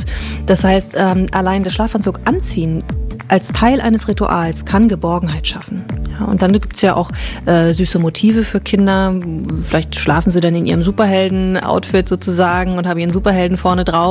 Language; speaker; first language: German; native; German